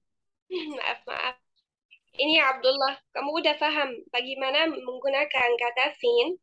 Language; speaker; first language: Indonesian; non-native, fluent; Arabic